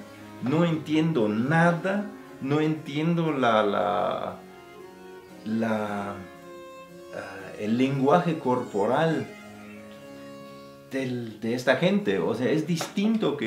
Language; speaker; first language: Spanish; non-native, fluent; German